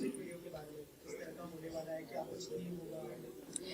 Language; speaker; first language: Hindi; native; Hindi